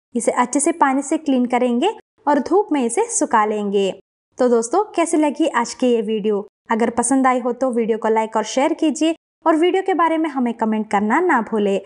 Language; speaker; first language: Hindi; non-native, local second language; Kannada